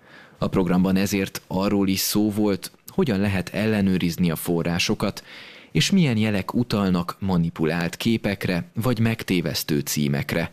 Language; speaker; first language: Hungarian; native; Hungarian